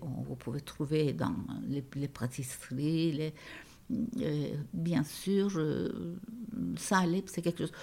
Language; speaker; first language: French; non-native, fluent; Turkish